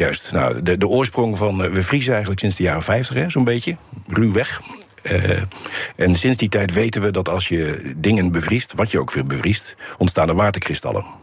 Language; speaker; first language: Dutch; native; Dutch